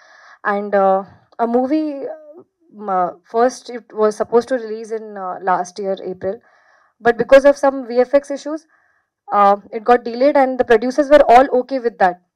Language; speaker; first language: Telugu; non-native, fluent; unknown